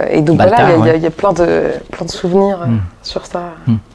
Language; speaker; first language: French; native; French